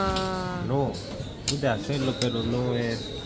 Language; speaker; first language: Spanish; non-native, learner; Korean